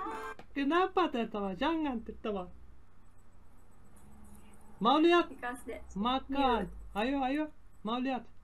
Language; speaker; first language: Indonesian; non-native, learner; Turkish